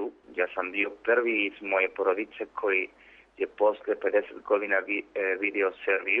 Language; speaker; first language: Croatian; early bilingual, heritage; Spanish